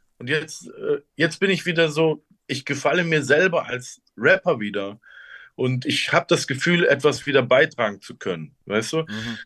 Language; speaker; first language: German; early bilingual, other home language; Turkish